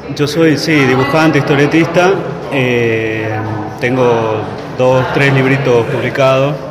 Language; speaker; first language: Spanish; native; Spanish